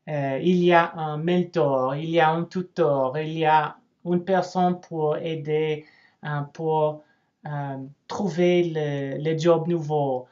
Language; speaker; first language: French; non-native, learner; English